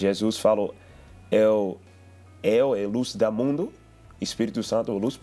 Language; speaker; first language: Portuguese; non-native, learner; English